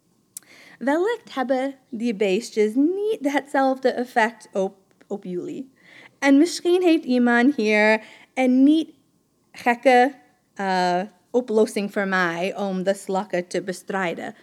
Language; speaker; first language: Dutch; non-native, fluent; English